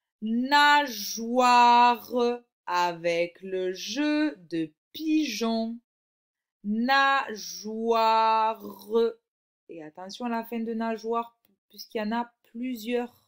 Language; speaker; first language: French; native; French